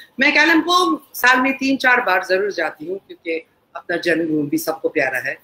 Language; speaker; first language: Hindi; non-native, local second language; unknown